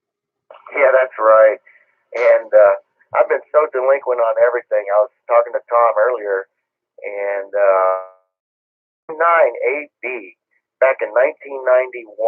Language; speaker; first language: English; native; English